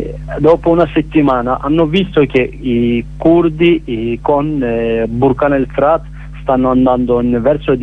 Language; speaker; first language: Italian; non-native, learner; Kurdish